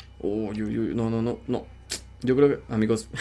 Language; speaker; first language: Spanish; native; Spanish